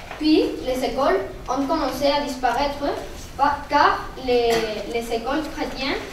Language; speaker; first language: French; non-native, learner; Spanish